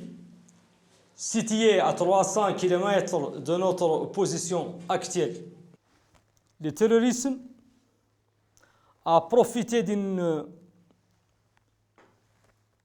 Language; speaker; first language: French; non-native, local second language; Arabic